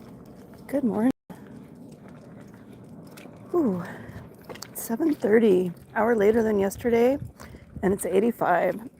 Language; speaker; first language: English; native; English